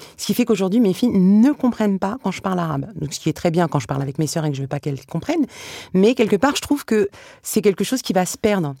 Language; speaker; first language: French; early bilingual, other home language; Arabic